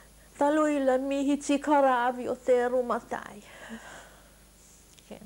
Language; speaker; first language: Hebrew; non-native, fluent; Hungarian